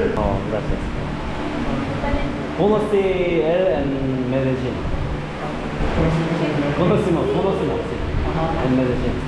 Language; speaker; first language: Spanish; non-native, learner; Korean